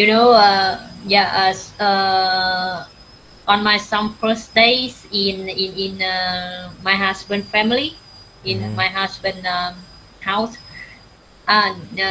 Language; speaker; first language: English; non-native, learner; Vietnamese